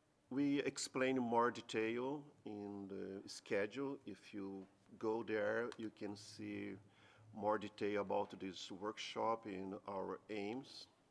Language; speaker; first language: English; non-native, fluent; Portuguese